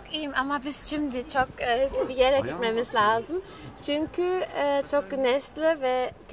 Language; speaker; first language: Turkish; non-native, learner; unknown